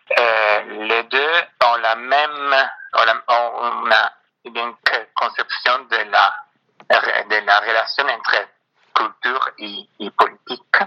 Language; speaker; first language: French; non-native, fluent; Italian